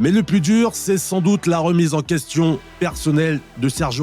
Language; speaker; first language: French; native; French